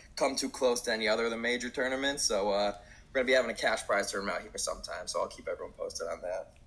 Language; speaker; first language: English; native; English